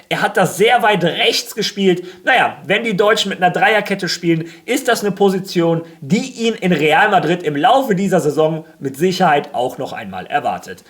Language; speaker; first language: German; early bilingual, other home language; Spanish